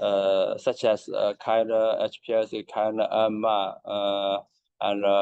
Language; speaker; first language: English; non-native, learner; Chinese